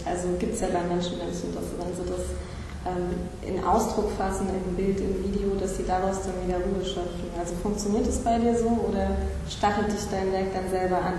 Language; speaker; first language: German; native; German